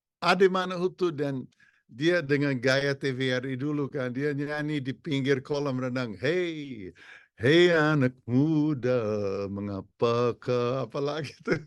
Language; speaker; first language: Indonesian; non-native, fluent; English